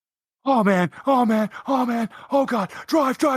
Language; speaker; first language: English; native; English